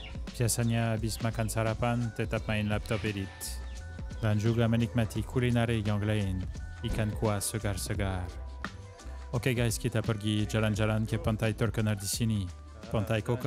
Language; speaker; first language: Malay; non-native, learner; French